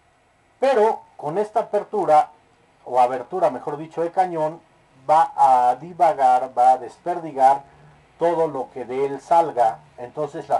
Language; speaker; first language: Spanish; native; Spanish